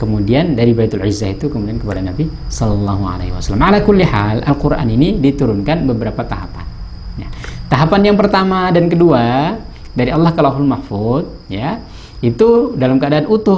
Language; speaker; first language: Indonesian; native; Indonesian